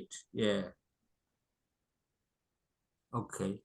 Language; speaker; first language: English; non-native, local second language; Korean